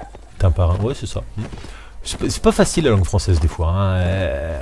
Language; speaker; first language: French; native; French